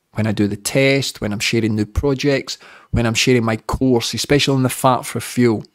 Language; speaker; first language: English; native; English